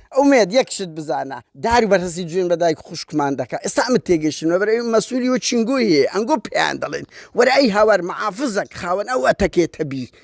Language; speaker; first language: Central Kurdish; native; Central Kurdish